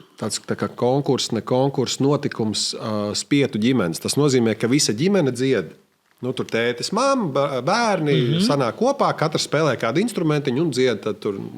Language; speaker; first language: Latvian; native; Latvian